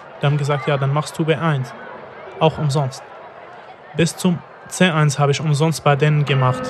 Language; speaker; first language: German; non-native, fluent; Arabic